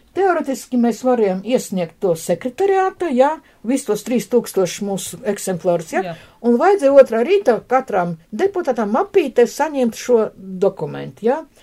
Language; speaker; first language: Latvian; non-native, local second language; Russian